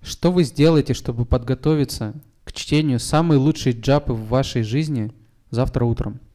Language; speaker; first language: Russian; native; Russian